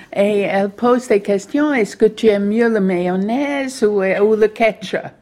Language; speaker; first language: French; non-native, fluent; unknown